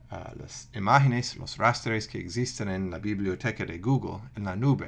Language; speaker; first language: Spanish; non-native, fluent; English